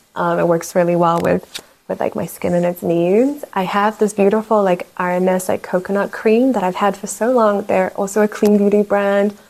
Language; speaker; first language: English; native; English